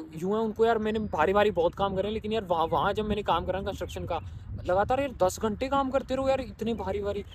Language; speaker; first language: Hindi; native; Hindi